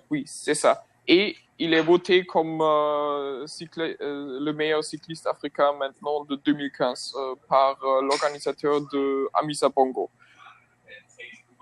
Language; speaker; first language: French; non-native, fluent; German